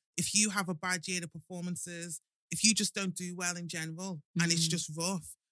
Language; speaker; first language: English; native; English